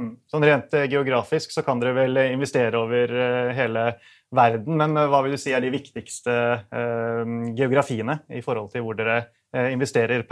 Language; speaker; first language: Norwegian; native; Norwegian